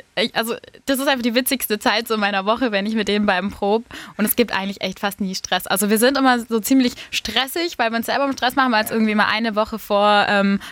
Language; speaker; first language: German; native; German